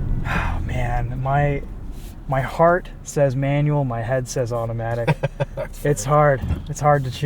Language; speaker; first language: English; native; English